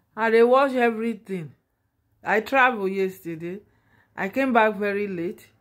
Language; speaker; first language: Nigerian Pidgin; non-native, local second language; Yoruba